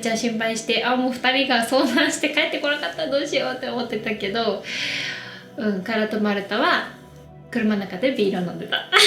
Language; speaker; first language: Japanese; native; Japanese